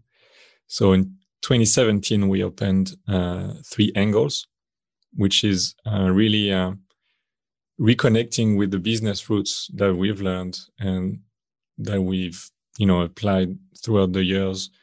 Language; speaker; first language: English; non-native, fluent; French